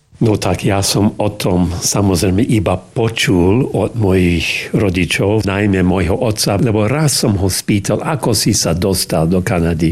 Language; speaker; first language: Slovak; early bilingual, heritage; English